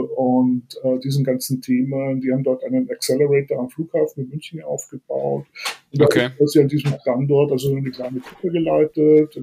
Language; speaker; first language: German; native; German